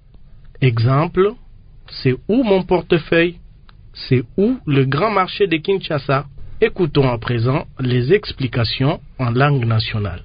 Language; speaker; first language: French; non-native, local second language; Lingala